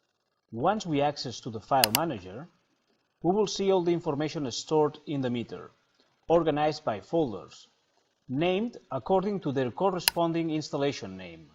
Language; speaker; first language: English; non-native, fluent; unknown